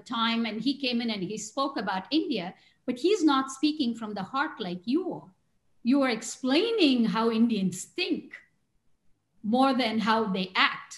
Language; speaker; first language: English; non-native, local second language; Tamil